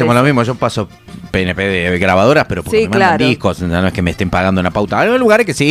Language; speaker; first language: Spanish; native; Spanish